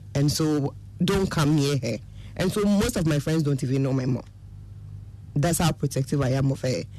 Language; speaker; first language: English; non-native, local second language; Akan